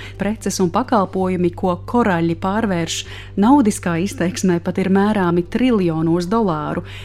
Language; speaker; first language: Latvian; native; Latvian